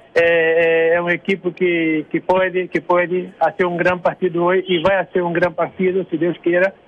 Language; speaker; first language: Spanish; non-native, learner; Portuguese